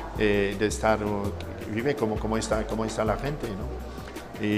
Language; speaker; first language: Spanish; non-native, fluent; French